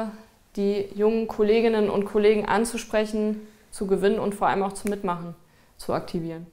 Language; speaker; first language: German; native; German